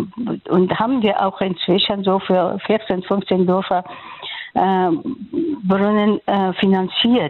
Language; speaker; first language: German; non-native, fluent; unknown